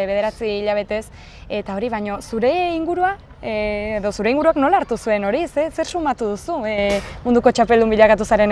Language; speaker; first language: Basque; native; Basque